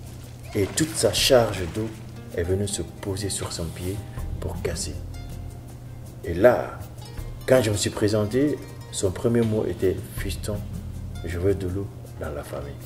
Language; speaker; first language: French; non-native, local second language; Mandingo